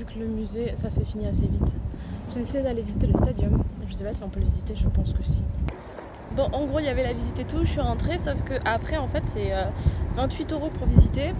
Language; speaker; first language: French; native; French